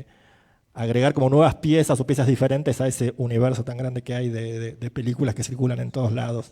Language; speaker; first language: Spanish; native; Spanish